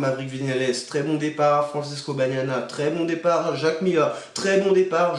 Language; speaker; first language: French; native; French